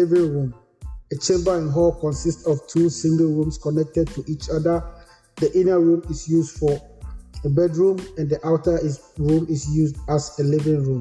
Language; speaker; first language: English; non-native, local second language; Akan